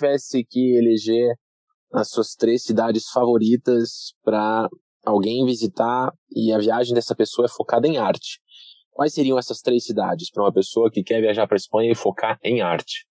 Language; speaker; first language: Portuguese; native; Portuguese